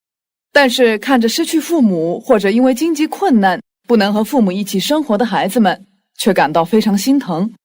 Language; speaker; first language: Chinese; non-native, fluent; Korean